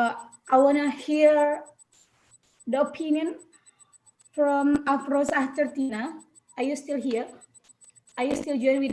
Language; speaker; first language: English; non-native, learner; Indonesian